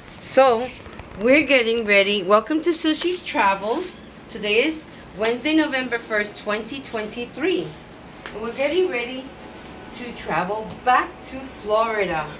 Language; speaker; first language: English; early bilingual, other home language; Spanish